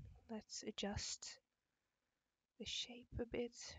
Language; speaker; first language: English; non-native, fluent; Dutch